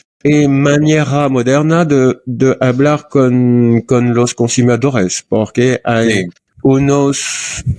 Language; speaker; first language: Spanish; non-native, learner; French